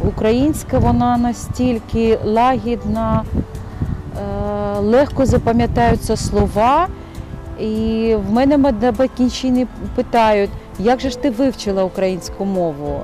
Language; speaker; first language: Ukrainian; non-native, fluent; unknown